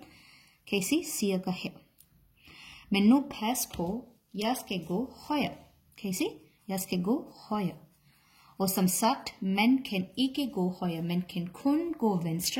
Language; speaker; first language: Danish; non-native, learner; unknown